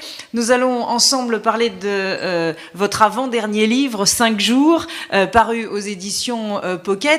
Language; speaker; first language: French; native; French